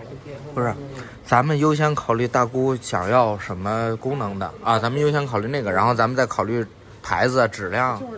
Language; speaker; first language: Chinese; native; Chinese